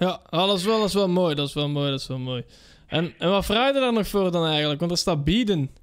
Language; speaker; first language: Dutch; native; Dutch